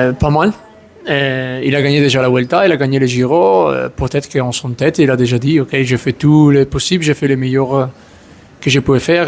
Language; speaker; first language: French; non-native, learner; Italian